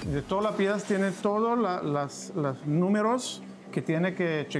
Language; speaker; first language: Spanish; non-native, learner; Hebrew